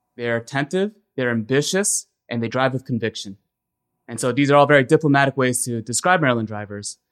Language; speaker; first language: English; native; English